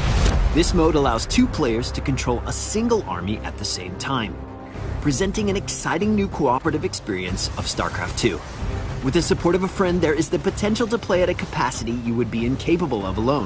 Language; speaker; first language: English; native; English